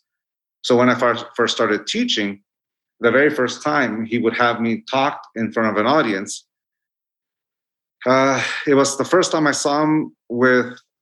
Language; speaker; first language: English; non-native, fluent; Spanish